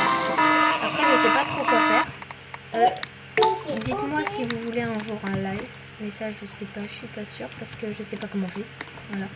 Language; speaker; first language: French; native; French